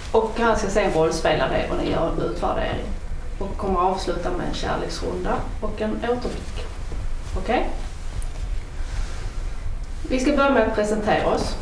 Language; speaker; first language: Swedish; native; Swedish